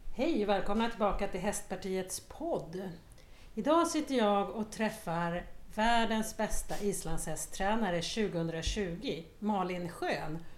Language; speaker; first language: Swedish; native; Swedish